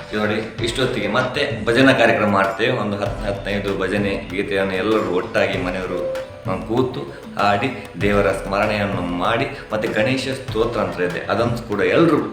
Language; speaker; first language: Kannada; non-native, local second language; Tulu